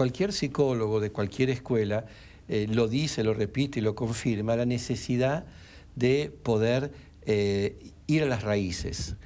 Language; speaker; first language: Spanish; native; Spanish